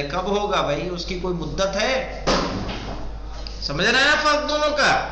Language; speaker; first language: Urdu; native; Urdu